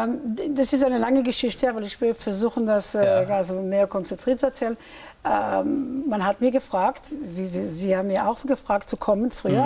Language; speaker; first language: German; early bilingual, heritage; German